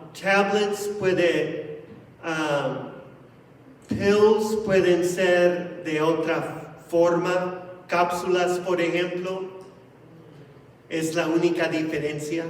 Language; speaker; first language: Spanish; non-native, fluent; English